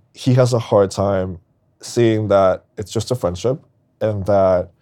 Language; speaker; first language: English; non-native, fluent; Spanish